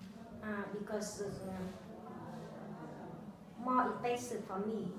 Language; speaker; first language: English; non-native, learner; Vietnamese